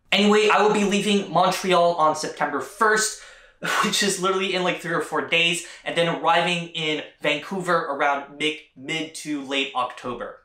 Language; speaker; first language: English; native; English